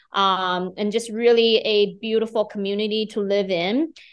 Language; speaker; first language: English; non-native, fluent; Chinese